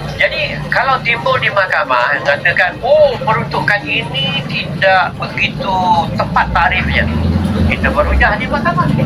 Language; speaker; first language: Malay; native; Malay